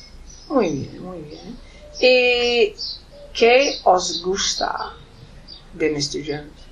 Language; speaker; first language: Spanish; non-native, learner; English